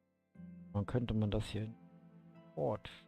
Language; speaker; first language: German; native; German